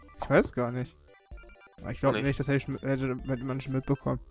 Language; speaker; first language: German; native; German